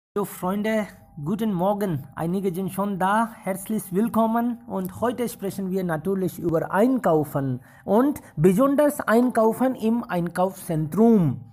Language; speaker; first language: German; non-native, fluent; Hindi